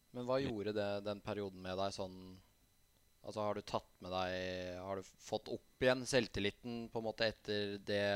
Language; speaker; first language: Norwegian; native; Norwegian